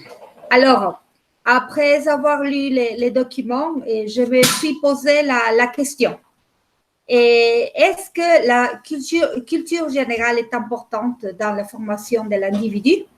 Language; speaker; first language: French; non-native, fluent; Spanish